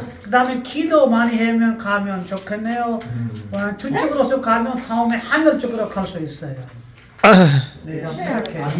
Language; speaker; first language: Korean; non-native, learner; Urdu